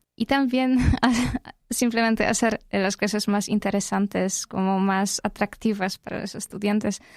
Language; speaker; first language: Spanish; non-native, fluent; Polish